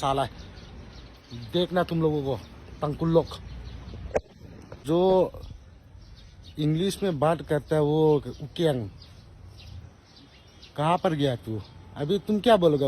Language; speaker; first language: Hindi; non-native, local second language; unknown